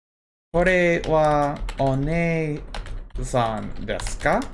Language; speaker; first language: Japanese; non-native, fluent; English